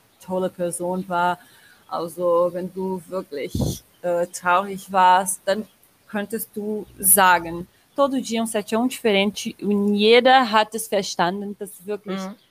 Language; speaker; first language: German; non-native, learner; Portuguese